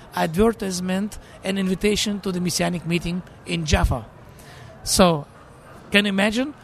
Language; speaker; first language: English; non-native, fluent; Russian